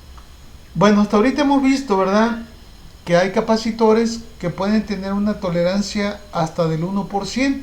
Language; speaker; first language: Spanish; native; Spanish